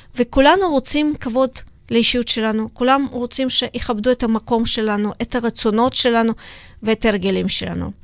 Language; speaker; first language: Hebrew; non-native, fluent; Russian